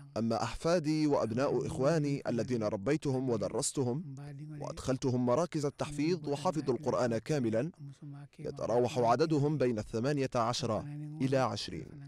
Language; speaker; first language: Arabic; non-native, fluent; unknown